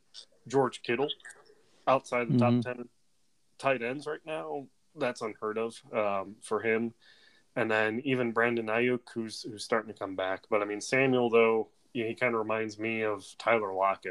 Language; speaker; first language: English; native; English